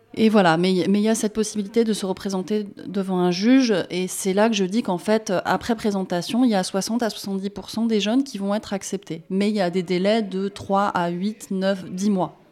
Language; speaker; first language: French; native; French